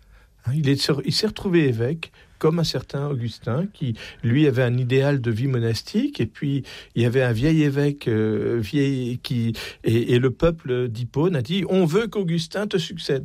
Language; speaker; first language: French; native; French